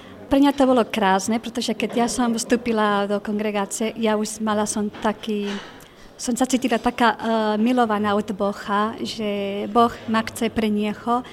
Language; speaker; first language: Slovak; non-native, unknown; Spanish